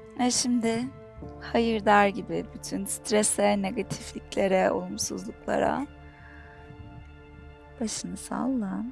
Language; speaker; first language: Turkish; native; Turkish